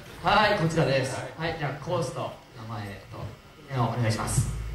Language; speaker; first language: Japanese; native; Japanese